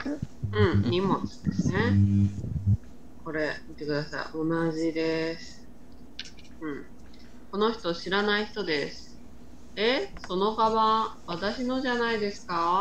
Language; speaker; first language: Japanese; non-native, fluent; Vietnamese